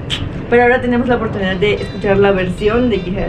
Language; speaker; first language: Spanish; native; Spanish